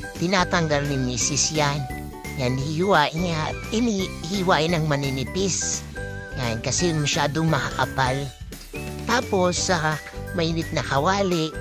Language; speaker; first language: Filipino; non-native, local second language; Bikol